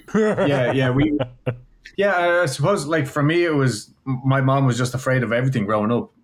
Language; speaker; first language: English; native; English